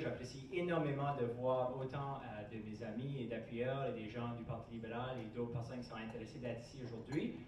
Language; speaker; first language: French; non-native, local second language; English